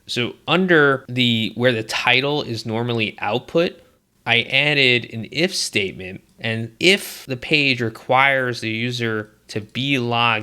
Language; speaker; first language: English; native; English